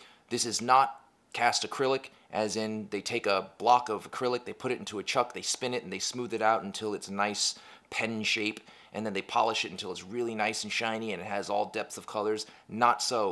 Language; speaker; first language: English; native; English